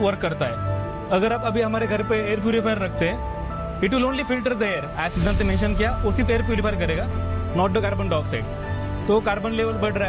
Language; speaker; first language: Hindi; non-native, local second language; Marathi